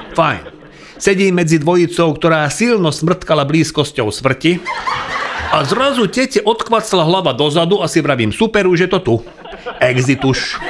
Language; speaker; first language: Slovak; non-native, local second language; Hungarian